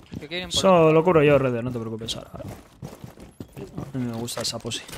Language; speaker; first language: Spanish; native; Spanish